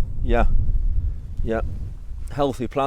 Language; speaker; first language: English; native; English